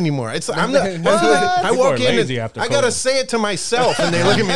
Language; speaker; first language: English; native; English